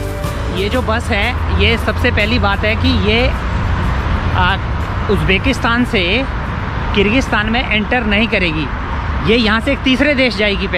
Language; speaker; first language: Hindi; native; Hindi